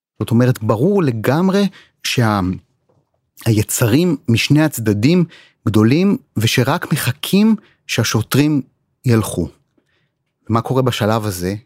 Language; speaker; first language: Hebrew; native; Hebrew